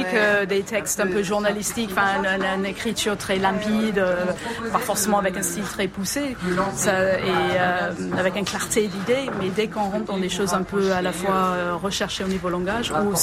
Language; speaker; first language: French; non-native, fluent; English